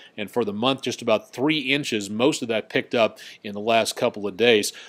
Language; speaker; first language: English; native; English